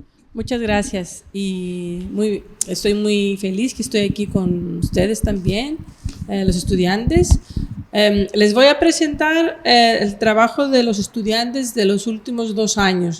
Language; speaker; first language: Spanish; non-native, fluent; Greek